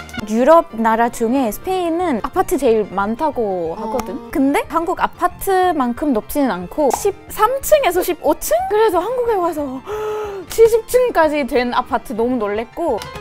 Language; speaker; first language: Korean; non-native, fluent; Spanish